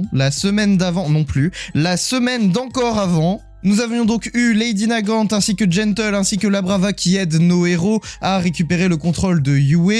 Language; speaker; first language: French; native; French